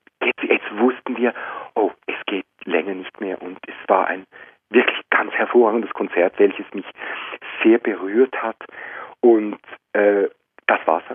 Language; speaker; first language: German; native; German